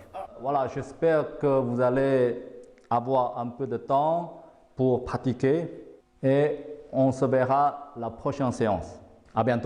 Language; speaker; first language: French; non-native, fluent; Chinese